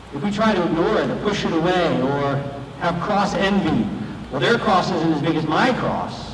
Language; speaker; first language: English; native; English